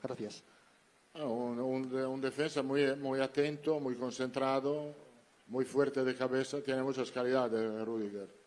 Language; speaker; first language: Spanish; non-native, fluent; Italian